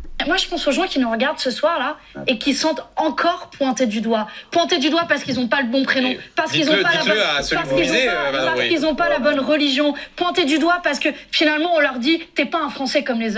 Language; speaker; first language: French; native; French